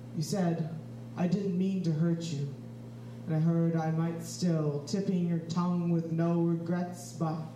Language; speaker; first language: English; native; English